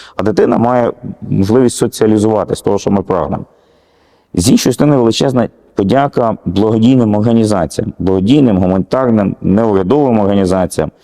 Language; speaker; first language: Ukrainian; native; Ukrainian